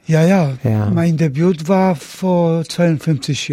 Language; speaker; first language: German; non-native, learner; Polish